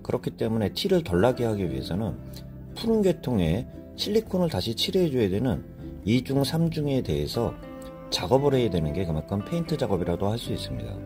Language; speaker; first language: Korean; native; Korean